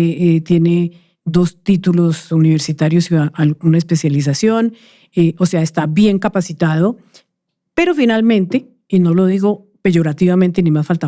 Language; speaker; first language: Spanish; native; Spanish